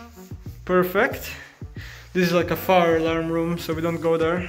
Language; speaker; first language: English; non-native, fluent; Slovenian